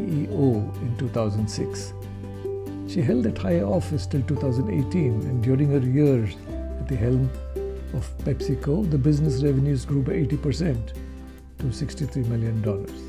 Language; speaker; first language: English; non-native, local second language; Kannada